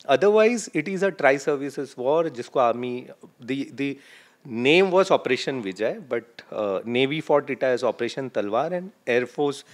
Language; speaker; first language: Hindi; non-native, local second language; Malayalam